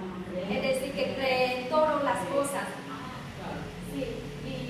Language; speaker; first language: Spanish; non-native, learner; Vietnamese